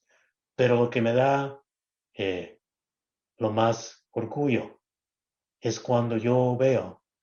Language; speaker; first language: Spanish; non-native, local second language; English